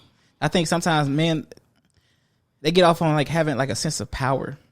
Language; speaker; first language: English; native; English